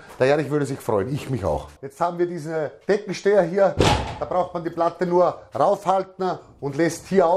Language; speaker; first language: German; native; German